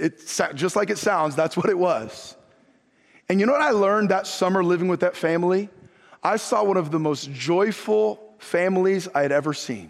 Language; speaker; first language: English; native; English